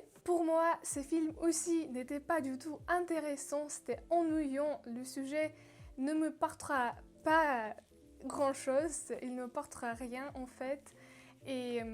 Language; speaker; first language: French; non-native, learner; Russian